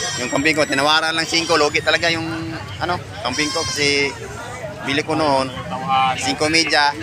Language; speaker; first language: Filipino; non-native, local second language; Cebuano